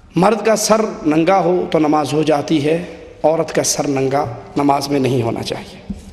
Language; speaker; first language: Urdu; non-native, local second language; Punjabi